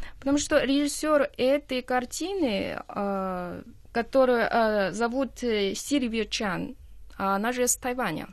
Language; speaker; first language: Russian; non-native, fluent; Chinese